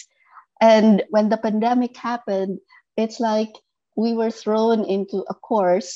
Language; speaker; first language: English; non-native, local second language; Filipino